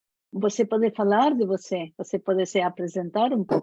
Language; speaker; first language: Portuguese; non-native, learner; Spanish